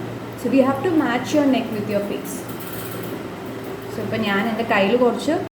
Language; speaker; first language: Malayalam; native; Malayalam